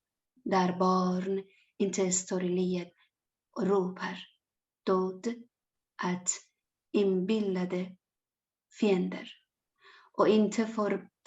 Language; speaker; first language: Swedish; non-native, learner; Persian